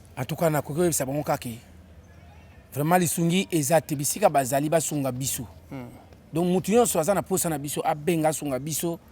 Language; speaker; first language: Lingala; non-native, local second language; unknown